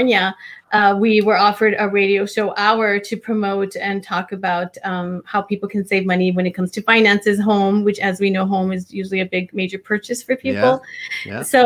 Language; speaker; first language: English; native; English